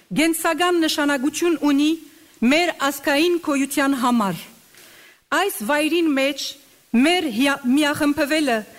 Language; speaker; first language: Armenian; native; Armenian